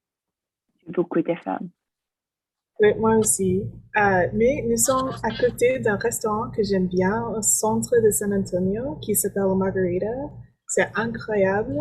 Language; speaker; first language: French; non-native, learner; English